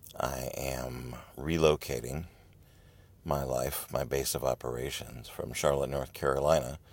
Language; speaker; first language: English; native; English